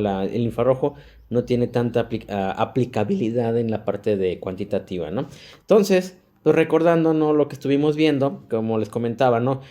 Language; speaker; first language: Spanish; native; Spanish